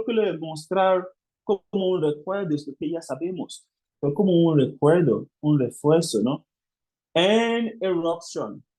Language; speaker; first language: Spanish; non-native, fluent; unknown